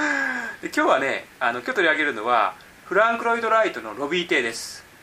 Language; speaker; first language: Japanese; native; Japanese